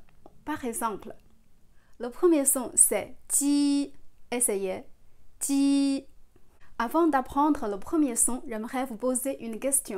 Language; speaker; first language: French; non-native, fluent; Chinese